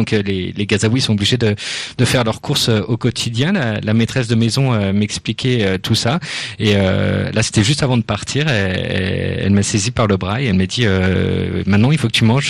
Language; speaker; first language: French; native; French